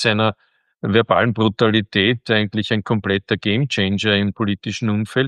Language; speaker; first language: German; native; German